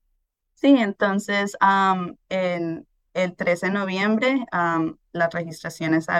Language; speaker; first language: Spanish; early bilingual, heritage; Spanish